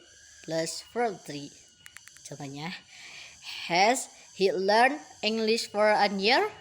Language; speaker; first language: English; non-native, learner; Indonesian